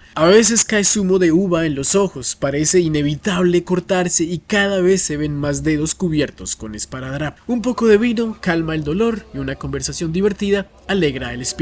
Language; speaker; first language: Spanish; native; Spanish